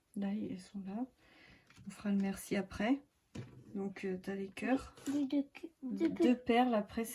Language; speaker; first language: French; native; French